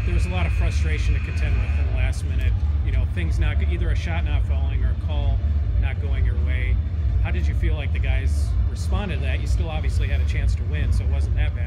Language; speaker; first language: English; native; English